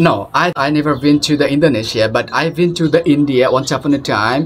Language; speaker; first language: English; non-native, local second language; Bangla